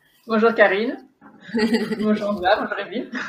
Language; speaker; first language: French; native; French